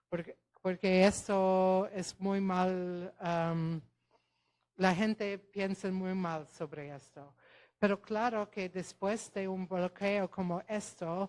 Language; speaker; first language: Spanish; non-native, fluent; Polish